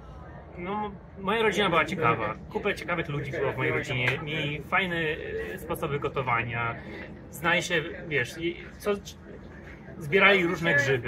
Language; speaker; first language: Polish; early bilingual, heritage; English